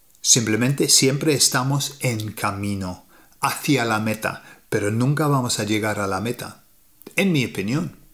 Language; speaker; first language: Spanish; native; Spanish